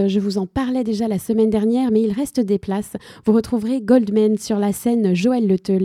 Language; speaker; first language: French; native; French